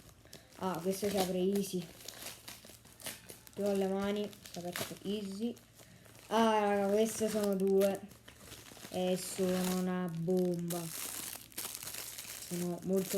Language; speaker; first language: Italian; native; Italian